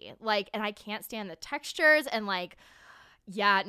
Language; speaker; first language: English; native; English